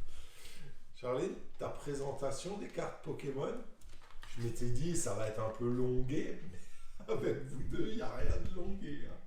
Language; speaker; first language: French; native; French